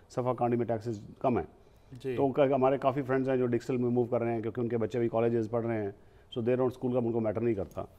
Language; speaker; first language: Hindi; native; Hindi